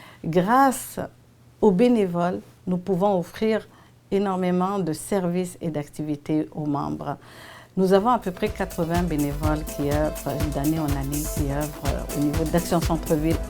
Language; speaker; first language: French; native; French